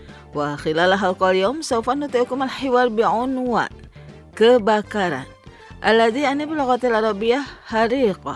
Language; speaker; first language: Arabic; non-native, fluent; Indonesian